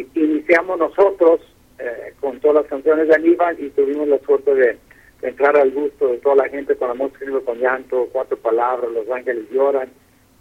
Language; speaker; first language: Spanish; early bilingual, heritage; Spanish